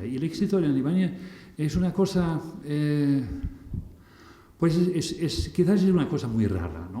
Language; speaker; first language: Spanish; non-native, fluent; German